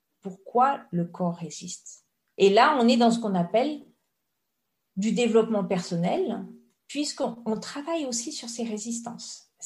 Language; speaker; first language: French; native; French